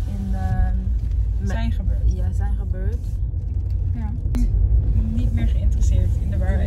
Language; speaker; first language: Dutch; early bilingual, heritage; Dutch